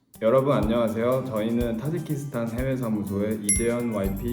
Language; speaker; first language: Korean; native; Korean